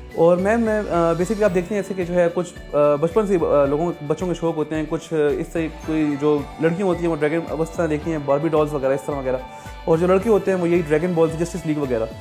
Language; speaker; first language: Urdu; non-native, local second language; Pashto